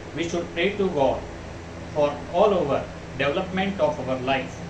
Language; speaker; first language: English; non-native, local second language; Gujarati